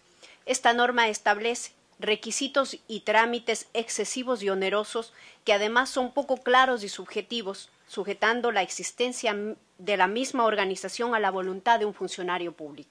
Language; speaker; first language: Spanish; native; Spanish